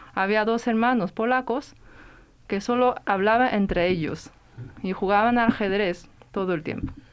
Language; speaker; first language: Spanish; non-native, fluent; Chinese